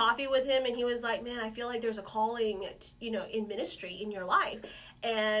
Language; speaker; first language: English; non-native, local second language; Malayalam